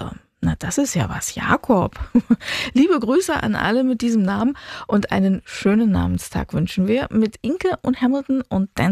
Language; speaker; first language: German; native; German